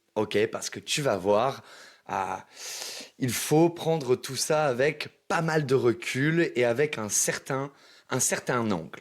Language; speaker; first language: French; native; French